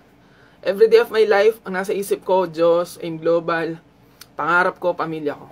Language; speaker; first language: Filipino; native; Filipino